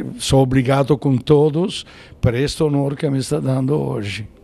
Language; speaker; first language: Portuguese; non-native, learner; Italian